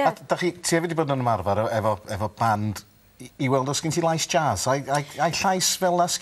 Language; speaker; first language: Welsh; native; Welsh